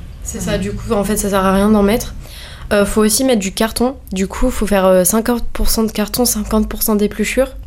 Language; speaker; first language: French; native; French